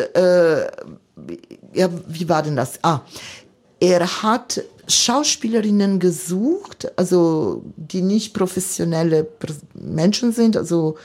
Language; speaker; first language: German; non-native, fluent; Italian